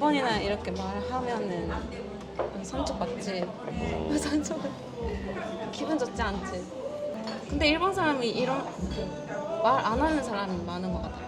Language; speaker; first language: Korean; non-native, learner; Japanese